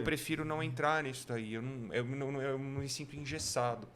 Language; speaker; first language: Portuguese; native; Portuguese